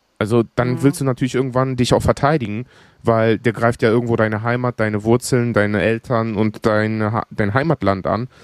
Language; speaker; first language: German; early bilingual, other home language; Greek